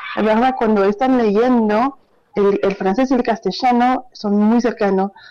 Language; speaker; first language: Spanish; non-native, fluent; French